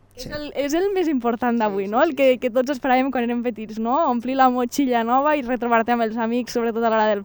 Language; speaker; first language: Catalan; native; Catalan